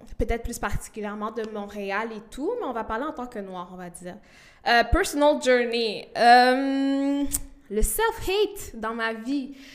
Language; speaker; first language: French; early bilingual, other home language; Rundi